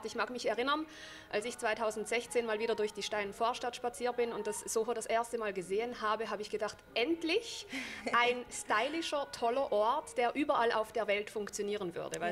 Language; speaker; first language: German; native; German